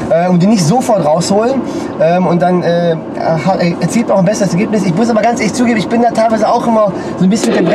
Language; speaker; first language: German; native; German